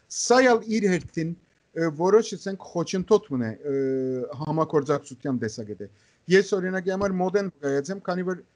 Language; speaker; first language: Armenian; native; Armenian